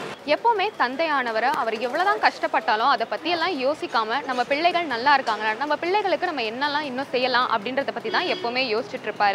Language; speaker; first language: Tamil; native; Tamil